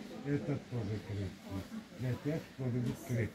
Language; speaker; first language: Russian; non-native, local second language; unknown